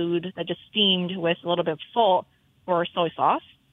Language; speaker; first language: English; non-native, fluent; Chinese